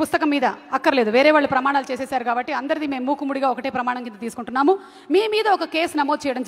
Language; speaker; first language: Telugu; native; Telugu